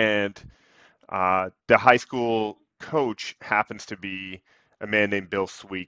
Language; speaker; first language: English; native; English